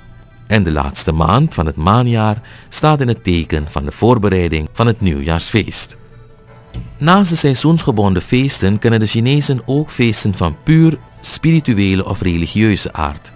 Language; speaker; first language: Dutch; native; Dutch